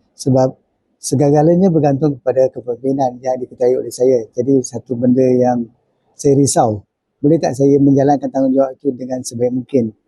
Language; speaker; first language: Malay; non-native, local second language; Tamil